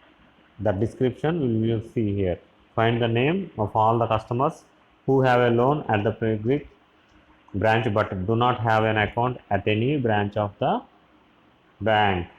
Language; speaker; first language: English; non-native, local second language; Telugu